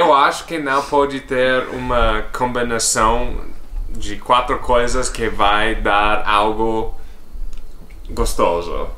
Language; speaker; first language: Portuguese; non-native, fluent; English